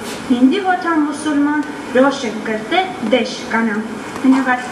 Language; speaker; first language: Hindi; non-native, learner; Armenian